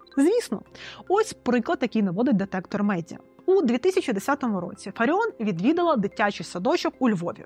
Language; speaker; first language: Ukrainian; non-native, local second language; Russian